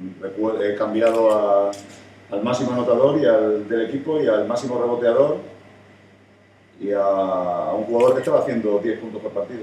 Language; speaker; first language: Spanish; native; Spanish